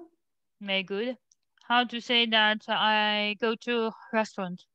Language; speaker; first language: English; non-native, learner; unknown